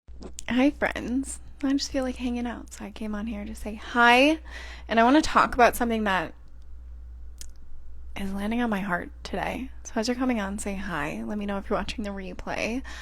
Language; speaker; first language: English; native; English